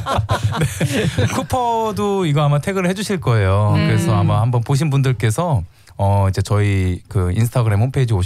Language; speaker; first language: Korean; native; Korean